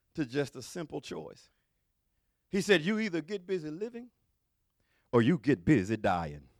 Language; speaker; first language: English; native; English